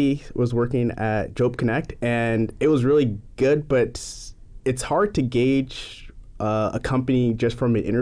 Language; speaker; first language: English; non-native, fluent; Japanese